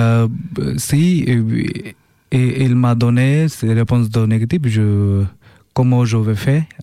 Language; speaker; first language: French; non-native, learner; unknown